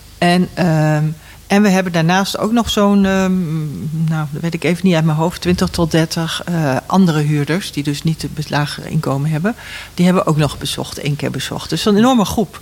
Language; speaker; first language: Dutch; native; Dutch